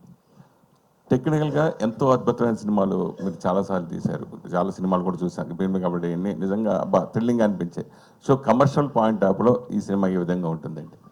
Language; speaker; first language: Telugu; native; Telugu